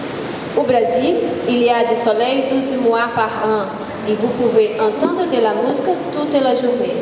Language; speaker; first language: French; non-native, fluent; Portuguese